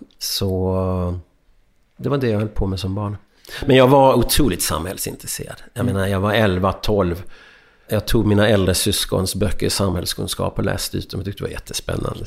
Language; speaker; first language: Swedish; early bilingual, other home language; Hungarian